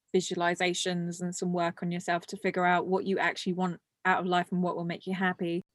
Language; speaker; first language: English; early bilingual, other home language; Morisyen